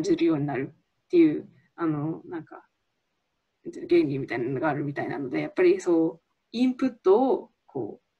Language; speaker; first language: Japanese; early bilingual, heritage; Japanese